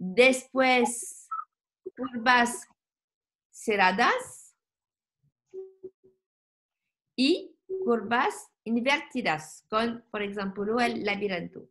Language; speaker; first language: Spanish; non-native, learner; French